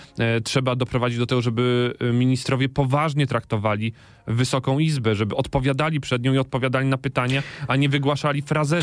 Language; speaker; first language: Polish; native; Polish